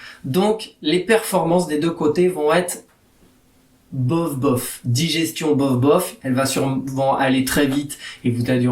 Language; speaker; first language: French; native; French